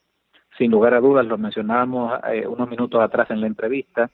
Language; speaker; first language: Spanish; native; Spanish